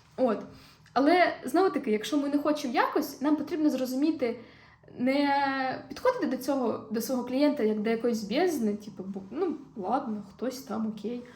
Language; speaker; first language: Ukrainian; non-native, local second language; Russian